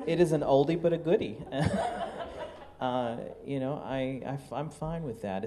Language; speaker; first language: English; native; English